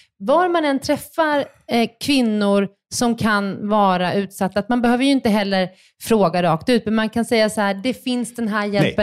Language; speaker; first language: Swedish; native; Swedish